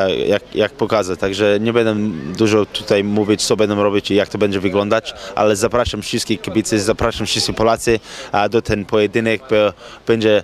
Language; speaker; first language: Polish; early bilingual, heritage; Polish